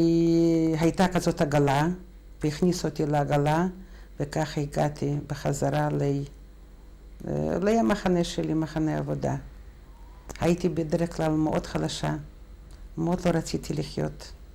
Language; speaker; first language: Hebrew; non-native, fluent; Russian